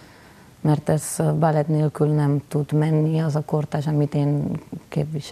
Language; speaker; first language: Hungarian; non-native, fluent; Spanish